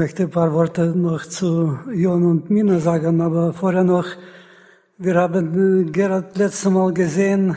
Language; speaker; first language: German; non-native, fluent; Russian